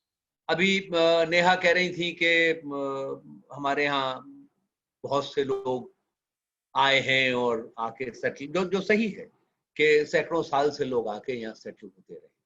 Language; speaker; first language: Hindi; native; Hindi